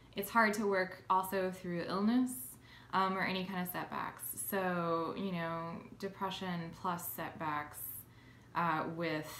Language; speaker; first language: English; native; English